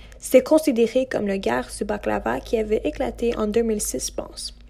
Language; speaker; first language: French; non-native, local second language; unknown